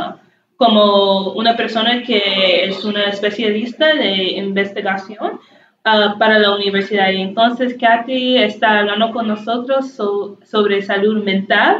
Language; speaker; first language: Spanish; non-native, learner; English